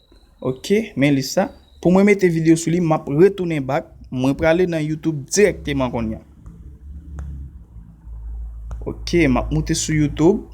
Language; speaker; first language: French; non-native, learner; Haitian Creole